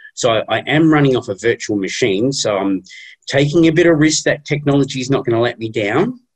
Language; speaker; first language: English; native; English